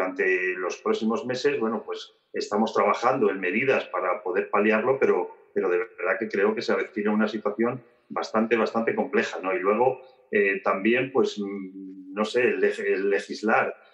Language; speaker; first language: Spanish; native; Spanish